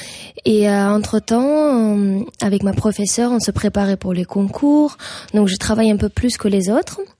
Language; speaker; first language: French; non-native, fluent; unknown